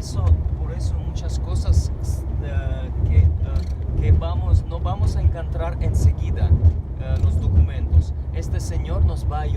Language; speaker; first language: Spanish; non-native, fluent; Ukrainian